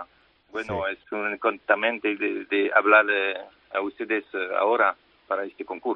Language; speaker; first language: Spanish; early bilingual, heritage; French